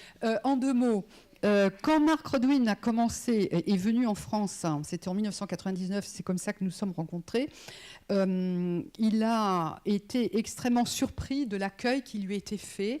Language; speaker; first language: French; native; French